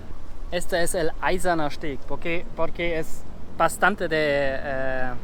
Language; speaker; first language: Spanish; non-native, learner; German